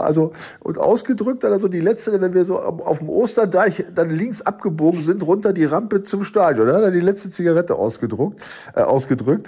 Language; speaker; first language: German; native; German